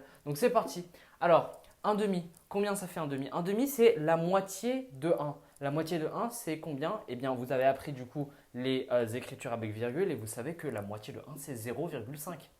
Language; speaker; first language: French; native; French